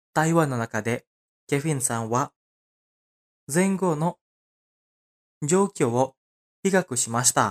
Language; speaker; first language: Japanese; non-native, fluent; Indonesian